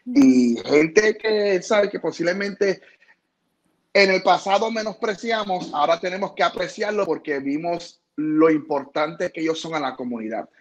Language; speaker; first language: Spanish; early bilingual, heritage; Spanish